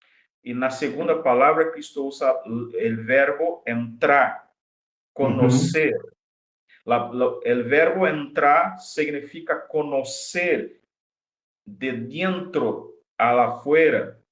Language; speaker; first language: Spanish; non-native, fluent; Portuguese